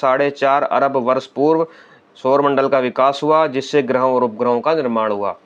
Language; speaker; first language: Hindi; native; Hindi